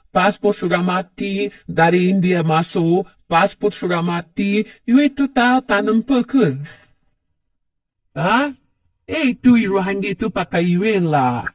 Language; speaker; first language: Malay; non-native, learner; Rohingya